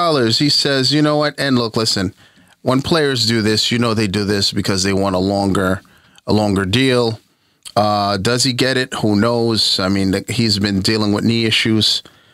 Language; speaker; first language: English; native; English